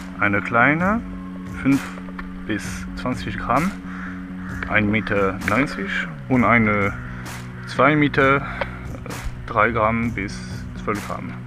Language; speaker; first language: German; non-native, learner; French